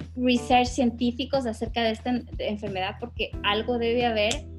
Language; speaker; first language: Spanish; native; Spanish